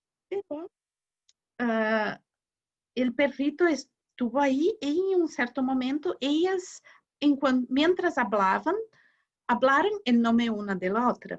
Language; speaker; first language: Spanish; non-native, learner; Portuguese